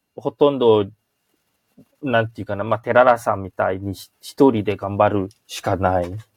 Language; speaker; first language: Japanese; non-native, fluent; Malay